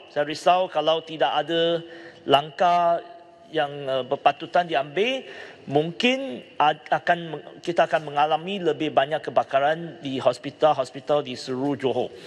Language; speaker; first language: Malay; non-native, local second language; Chinese